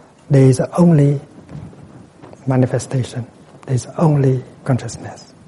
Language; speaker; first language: English; non-native, fluent; Vietnamese